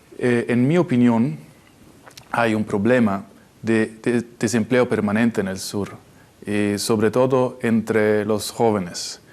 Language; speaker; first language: Spanish; non-native, fluent; Italian